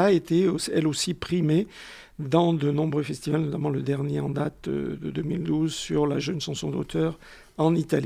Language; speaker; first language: French; native; French